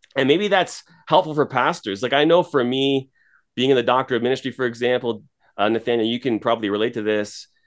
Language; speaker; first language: English; native; English